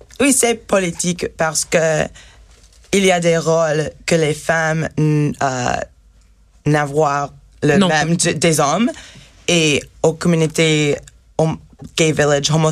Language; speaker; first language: French; non-native, learner; English